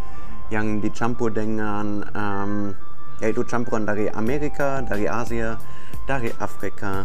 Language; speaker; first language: Indonesian; non-native, fluent; German